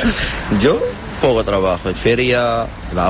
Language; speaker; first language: Spanish; non-native, learner; Arabic